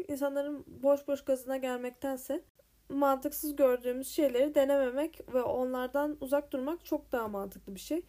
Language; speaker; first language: Turkish; native; Turkish